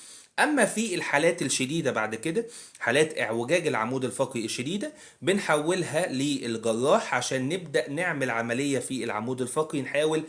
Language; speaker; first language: Arabic; native; Arabic